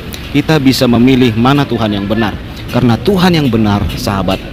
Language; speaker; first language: Indonesian; native; Indonesian